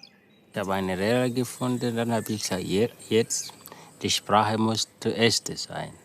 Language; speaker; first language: German; non-native, learner; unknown